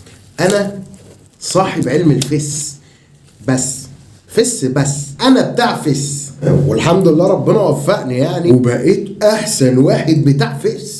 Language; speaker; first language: Arabic; native; Arabic